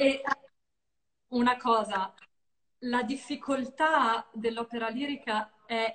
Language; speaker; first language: Italian; non-native, learner; English